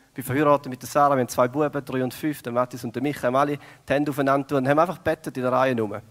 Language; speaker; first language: German; native; German